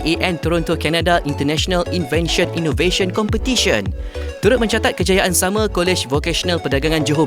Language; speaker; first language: Malay; native; Malay